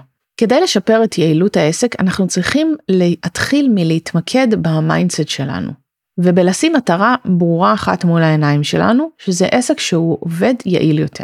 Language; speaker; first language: Hebrew; native; Hebrew